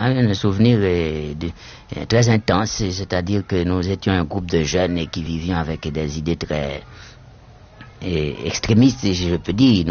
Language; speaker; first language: French; native; French